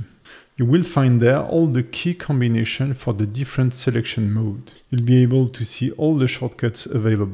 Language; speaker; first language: English; non-native, fluent; French